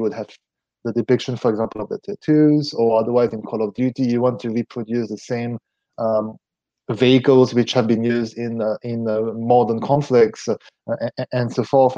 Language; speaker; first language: English; non-native, fluent; French